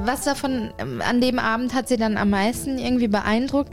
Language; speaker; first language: German; native; German